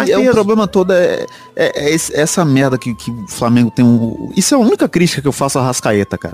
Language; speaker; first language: Portuguese; native; Portuguese